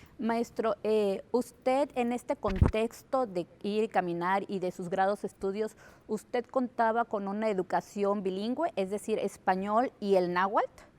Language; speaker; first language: Spanish; native; Spanish